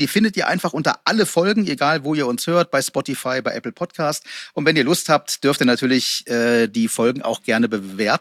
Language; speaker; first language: German; native; German